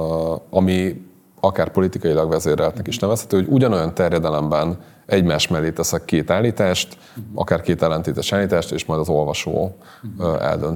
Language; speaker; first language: Hungarian; native; Hungarian